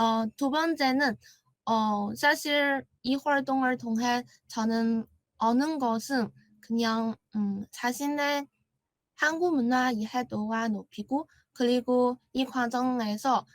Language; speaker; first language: Korean; non-native, learner; Chinese